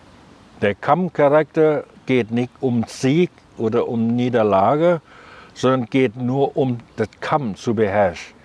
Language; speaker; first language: German; non-native, learner; Thai